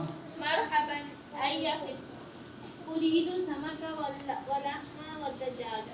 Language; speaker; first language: Arabic; non-native, learner; Urdu